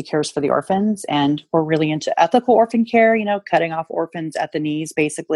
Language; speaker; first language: English; native; English